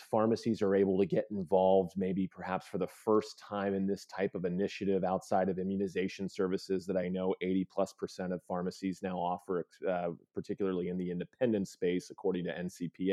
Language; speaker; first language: English; native; English